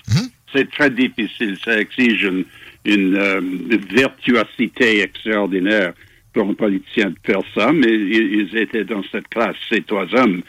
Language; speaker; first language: French; non-native, local second language; English